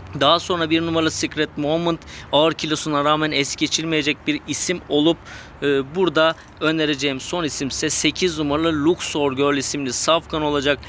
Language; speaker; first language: Turkish; native; Turkish